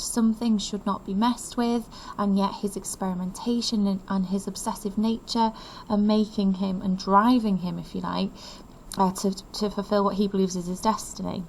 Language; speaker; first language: English; native; English